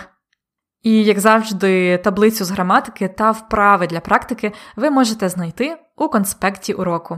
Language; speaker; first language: Ukrainian; native; Ukrainian